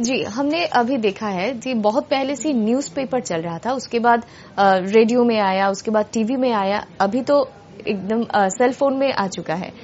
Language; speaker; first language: Hindi; non-native, local second language; Bangla